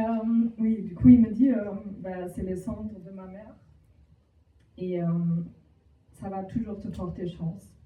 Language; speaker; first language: French; non-native, fluent; German